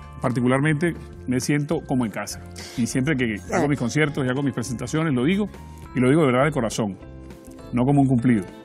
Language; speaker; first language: Spanish; native; Spanish